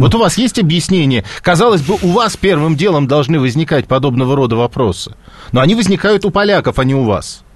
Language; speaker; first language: Russian; native; Russian